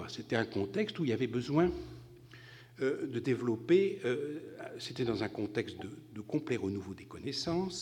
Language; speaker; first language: French; native; French